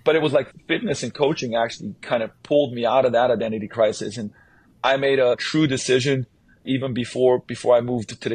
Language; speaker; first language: English; non-native, fluent; Slovenian